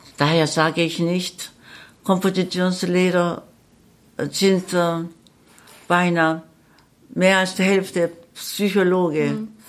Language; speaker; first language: German; non-native, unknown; Korean